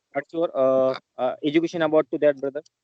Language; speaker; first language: English; non-native, learner; Marathi